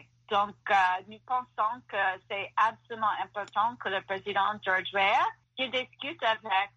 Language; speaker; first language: French; non-native, fluent; English